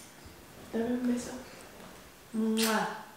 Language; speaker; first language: Spanish; non-native, learner; Filipino